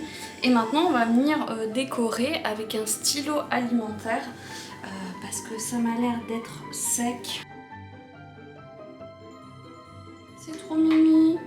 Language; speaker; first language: French; native; French